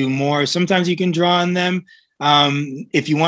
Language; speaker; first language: English; native; English